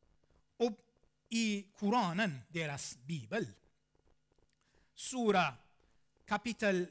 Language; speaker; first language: Swedish; non-native, fluent; Armenian